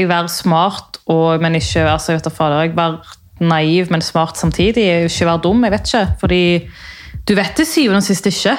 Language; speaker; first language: Norwegian; native; Norwegian